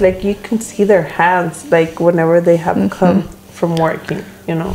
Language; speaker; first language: English; early bilingual, other home language; Spanish